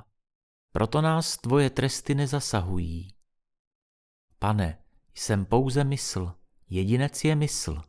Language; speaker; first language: Czech; native; Czech